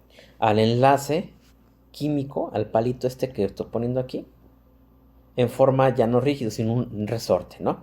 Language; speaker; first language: Spanish; native; Spanish